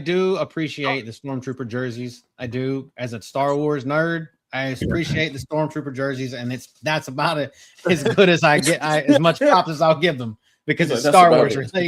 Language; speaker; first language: English; native; English